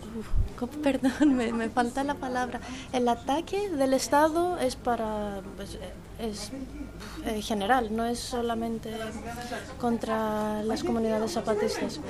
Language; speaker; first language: Spanish; non-native, fluent; Greek